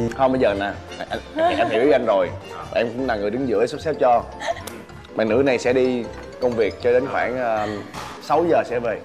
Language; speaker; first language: Vietnamese; native; Vietnamese